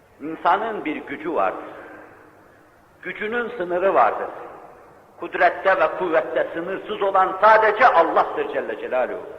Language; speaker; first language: Turkish; native; Turkish